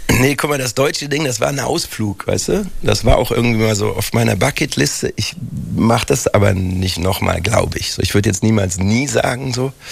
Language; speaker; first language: German; native; German